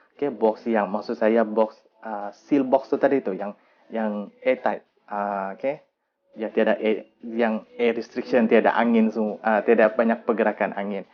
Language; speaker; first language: Malay; native; Malay